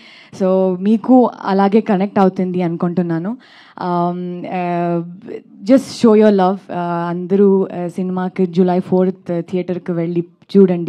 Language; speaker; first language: Telugu; non-native, local second language; Kannada